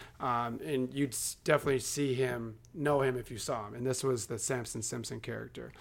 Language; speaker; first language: English; native; English